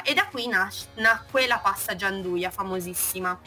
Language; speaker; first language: Italian; native; Italian